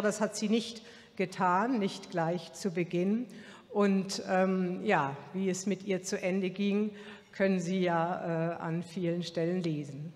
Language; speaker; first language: German; native; German